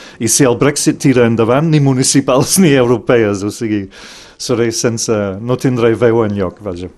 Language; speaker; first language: Catalan; non-native, fluent; English